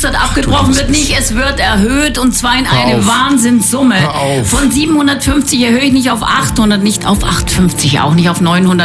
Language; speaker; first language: German; native; German